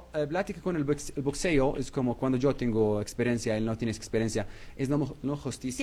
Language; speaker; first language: Spanish; non-native, learner; Arabic